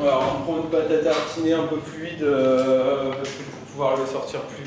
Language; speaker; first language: French; native; French